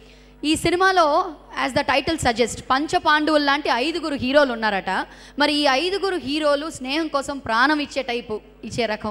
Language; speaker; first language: Telugu; native; Telugu